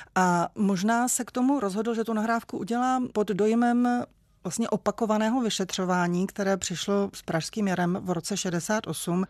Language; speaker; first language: Czech; native; Czech